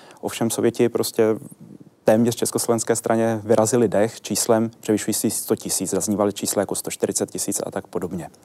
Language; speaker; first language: Czech; native; Czech